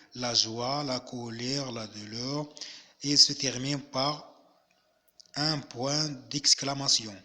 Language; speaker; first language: French; non-native, local second language; Arabic